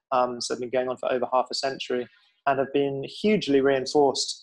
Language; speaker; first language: English; native; English